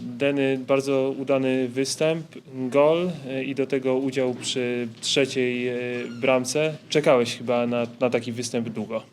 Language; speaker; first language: Polish; native; Polish